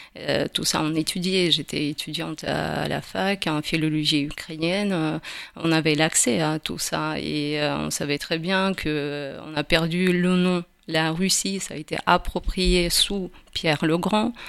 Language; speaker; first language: French; non-native, fluent; Ukrainian